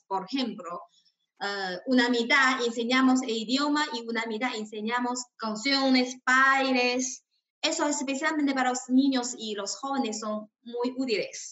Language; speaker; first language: Spanish; non-native, fluent; Chinese